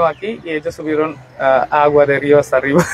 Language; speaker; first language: Spanish; non-native, learner; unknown